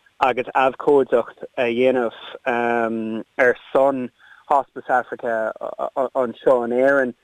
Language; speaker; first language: Irish; non-native, local second language; English